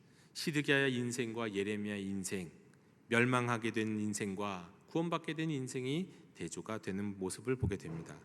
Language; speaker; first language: Korean; native; Korean